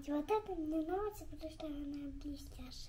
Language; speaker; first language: Russian; early bilingual, heritage; Russian